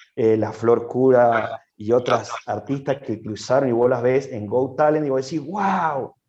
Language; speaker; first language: Spanish; native; Spanish